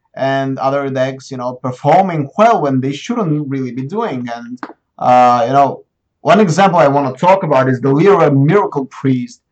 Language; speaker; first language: English; non-native, fluent; Bulgarian